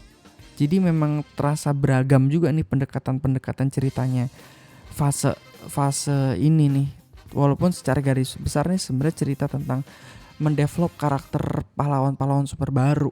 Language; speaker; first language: Indonesian; native; Indonesian